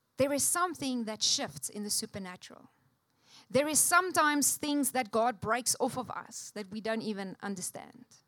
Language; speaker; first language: English; non-native, local second language; Afrikaans